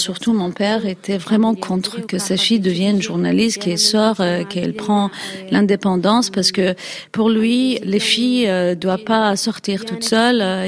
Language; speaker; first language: French; non-native, fluent; Kurdish